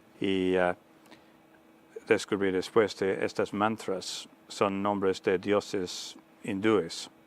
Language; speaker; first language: Spanish; non-native, fluent; English